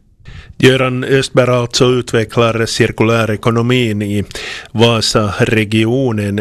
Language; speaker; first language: Swedish; non-native, fluent; Finnish